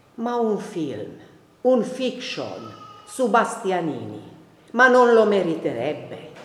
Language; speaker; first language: Italian; non-native, fluent; Hungarian